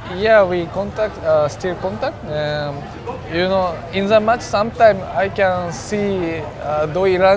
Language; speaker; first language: English; non-native, learner; Japanese